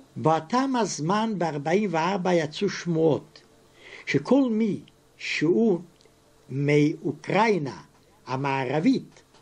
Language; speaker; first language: Hebrew; non-native, fluent; Yiddish